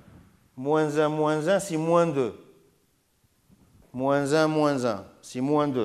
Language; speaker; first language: French; non-native, local second language; Arabic